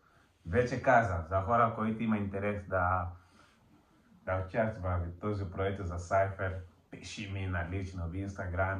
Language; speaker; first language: Bulgarian; non-native, learner; Portuguese